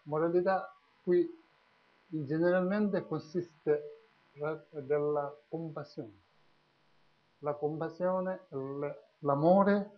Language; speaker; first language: Italian; non-native, learner; Tibetan